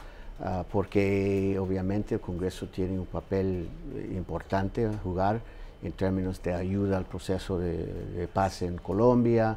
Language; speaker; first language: Spanish; non-native, fluent; English